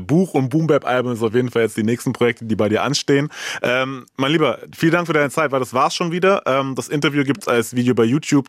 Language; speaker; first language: German; native; German